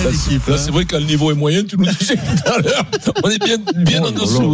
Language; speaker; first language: French; native; French